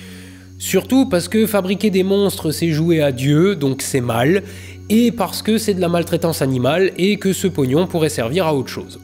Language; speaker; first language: French; native; French